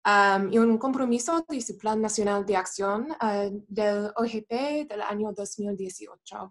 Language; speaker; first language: Spanish; non-native, fluent; English